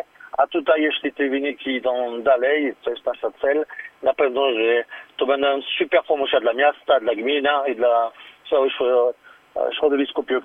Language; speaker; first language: Polish; non-native, learner; French